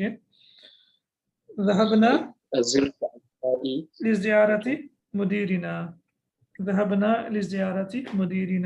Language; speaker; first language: Arabic; non-native, fluent; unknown